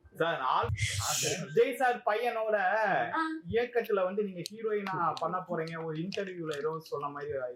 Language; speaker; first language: Tamil; native; Tamil